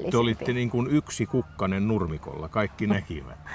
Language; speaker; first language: Finnish; native; Finnish